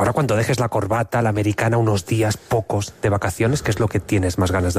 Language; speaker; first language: Spanish; native; Spanish